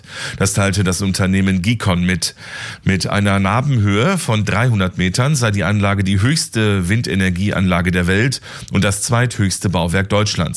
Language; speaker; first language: German; native; German